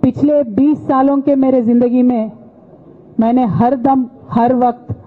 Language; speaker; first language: Hindi; non-native, local second language; Telugu